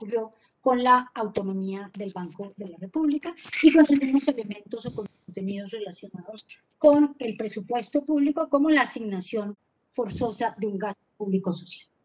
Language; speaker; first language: Spanish; native; Spanish